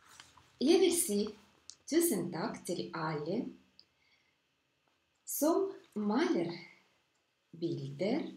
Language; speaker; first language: Norwegian; non-native, fluent; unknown